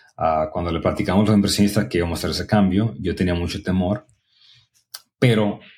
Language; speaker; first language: Spanish; native; Spanish